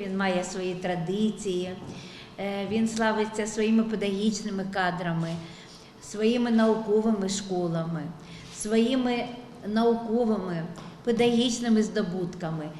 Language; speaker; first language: Ukrainian; native; Ukrainian